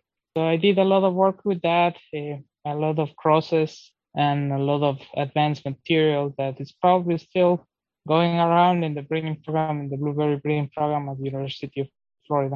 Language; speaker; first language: English; non-native, fluent; Spanish